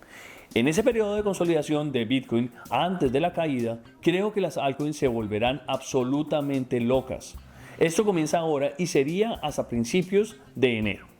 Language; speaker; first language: Spanish; native; Spanish